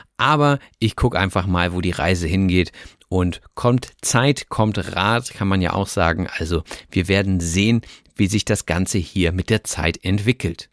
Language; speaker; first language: German; native; German